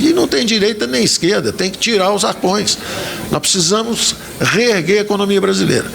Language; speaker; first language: Portuguese; native; Portuguese